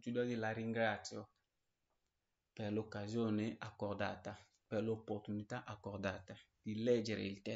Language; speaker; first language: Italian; non-native, learner; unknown